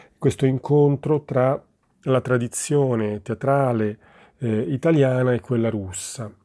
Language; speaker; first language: Italian; native; Italian